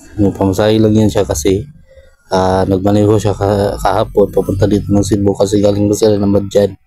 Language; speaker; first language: Filipino; non-native, local second language; Cebuano